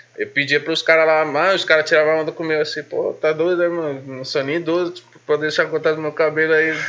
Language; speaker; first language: Portuguese; non-native, fluent; Spanish